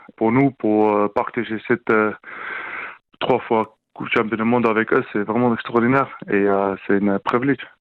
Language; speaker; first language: French; non-native, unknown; Afrikaans